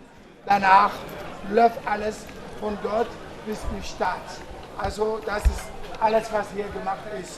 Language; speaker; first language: German; non-native, learner; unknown